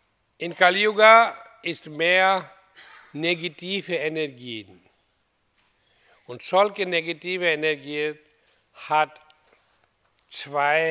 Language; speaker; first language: German; non-native, learner; Hindi